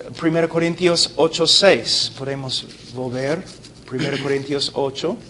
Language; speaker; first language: Spanish; non-native, fluent; English